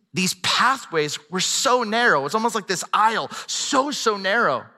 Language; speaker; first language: English; native; English